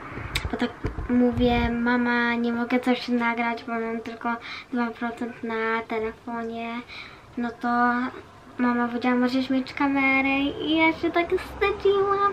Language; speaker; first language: Polish; early bilingual, heritage; Polish